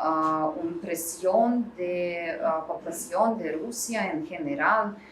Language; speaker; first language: Spanish; non-native, learner; Russian